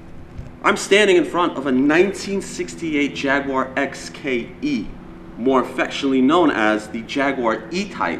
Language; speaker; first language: English; native; English